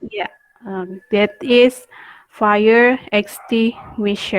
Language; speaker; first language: English; non-native, fluent; Indonesian